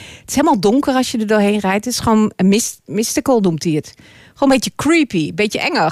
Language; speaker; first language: Dutch; early bilingual, other home language; English